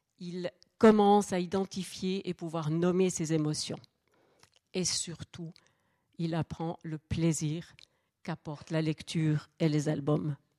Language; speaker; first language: French; native; French